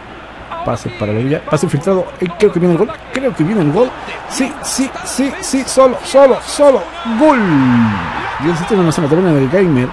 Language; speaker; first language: Spanish; native; Spanish